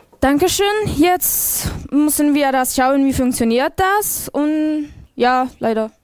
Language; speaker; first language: German; non-native, learner; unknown